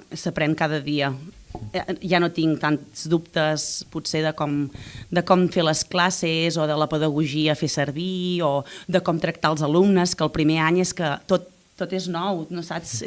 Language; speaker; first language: Catalan; native; Catalan